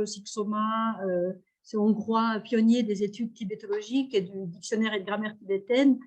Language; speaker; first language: French; native; French